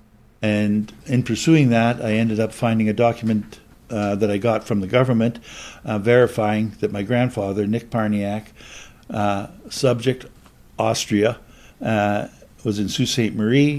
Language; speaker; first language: English; native; English